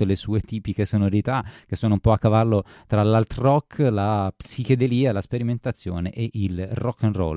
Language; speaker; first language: Italian; native; Italian